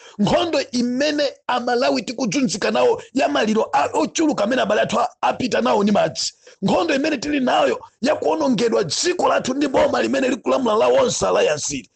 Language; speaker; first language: Nyanja; non-native, local second language; Tumbuka